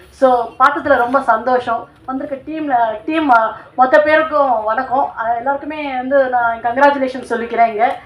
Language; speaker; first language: Tamil; non-native, local second language; Telugu